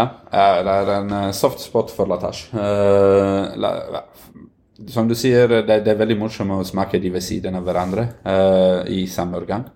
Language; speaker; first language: Norwegian; non-native, fluent; Italian